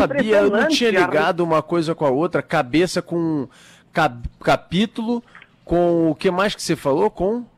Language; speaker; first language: Portuguese; native; Portuguese